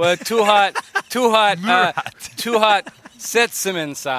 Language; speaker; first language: Finnish; non-native, learner; English